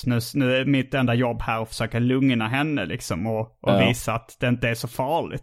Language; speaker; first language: Swedish; native; Swedish